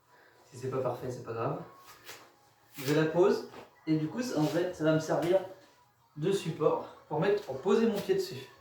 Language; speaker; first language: French; native; French